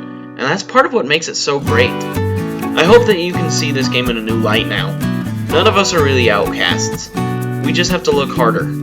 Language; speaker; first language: English; native; English